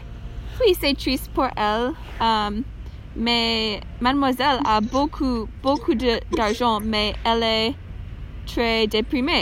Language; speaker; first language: French; non-native, learner; English